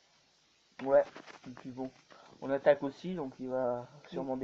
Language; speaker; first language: French; native; French